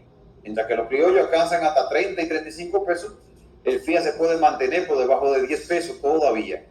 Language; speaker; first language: Spanish; native; Spanish